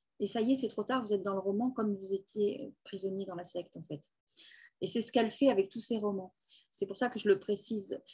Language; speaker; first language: French; native; French